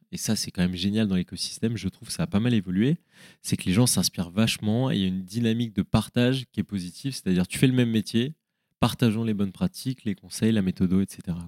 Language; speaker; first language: French; native; French